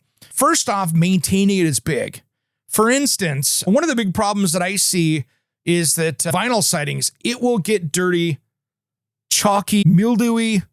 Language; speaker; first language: English; native; English